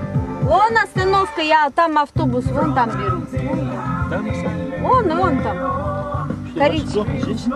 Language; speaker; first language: Russian; native; Russian